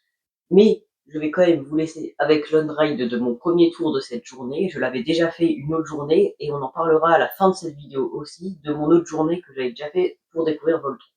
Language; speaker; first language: French; native; French